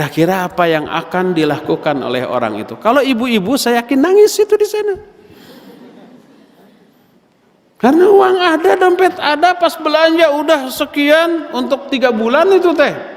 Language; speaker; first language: Indonesian; native; Indonesian